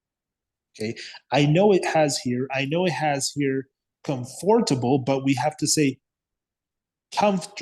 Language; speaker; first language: English; non-native, fluent; Spanish